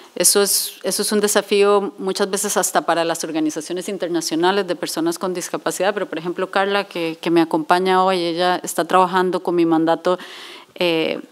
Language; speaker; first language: Spanish; native; Spanish